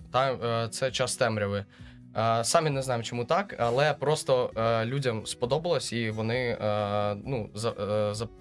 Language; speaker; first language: Ukrainian; native; Ukrainian